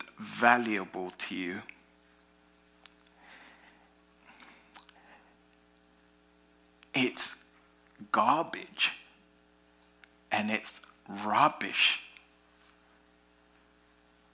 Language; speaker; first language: English; native; English